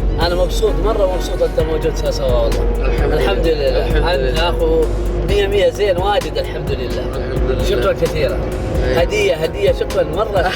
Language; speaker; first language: Arabic; non-native, learner; Bangla